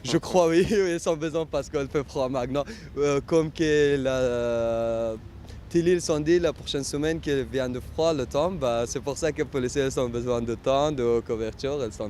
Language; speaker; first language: French; non-native, learner; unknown